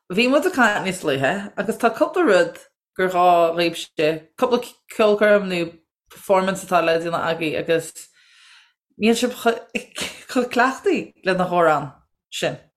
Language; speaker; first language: Irish; non-native, local second language; English